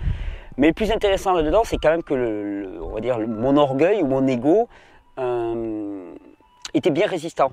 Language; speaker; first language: French; native; French